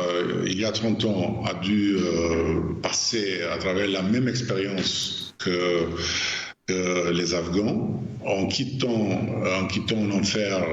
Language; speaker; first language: French; non-native, fluent; Albanian